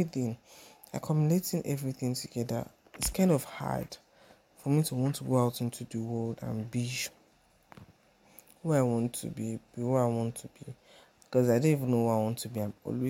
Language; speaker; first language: English; non-native, local second language; Yoruba